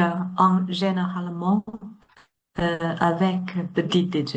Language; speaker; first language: French; non-native, learner; Chinese